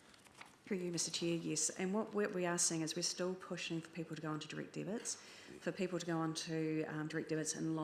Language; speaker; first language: English; native; English